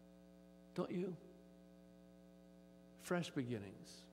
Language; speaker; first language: English; native; English